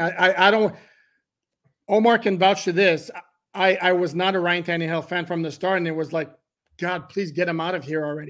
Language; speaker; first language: English; native; English